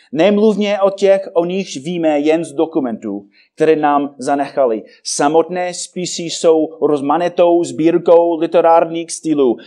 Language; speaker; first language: Czech; non-native, fluent; English